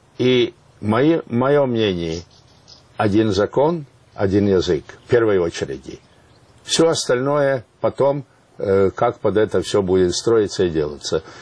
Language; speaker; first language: Russian; non-native, local second language; Latvian